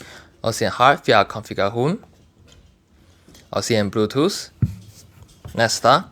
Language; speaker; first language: Swedish; non-native, learner; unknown